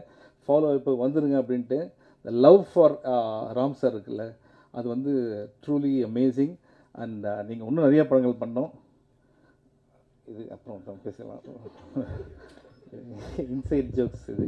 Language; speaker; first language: Tamil; native; Tamil